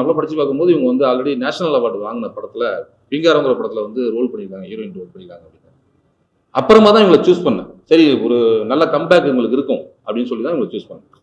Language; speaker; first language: Tamil; native; Tamil